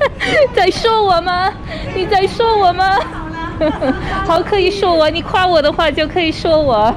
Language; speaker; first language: Chinese; non-native, fluent; English